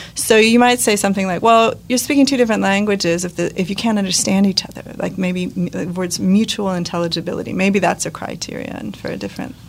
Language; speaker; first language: English; native; English